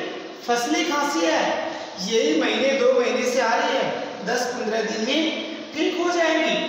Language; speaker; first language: Hindi; native; Hindi